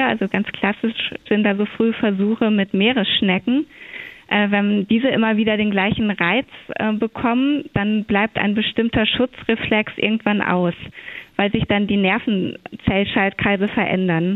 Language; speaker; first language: German; native; German